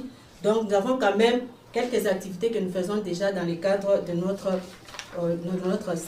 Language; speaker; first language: French; native; French